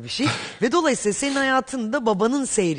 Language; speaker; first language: Turkish; native; Turkish